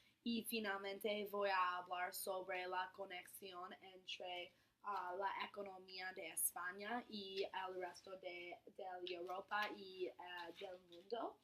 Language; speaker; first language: Spanish; non-native, learner; English